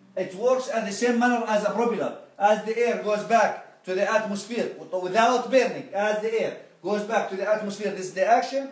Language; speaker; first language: English; non-native, fluent; Arabic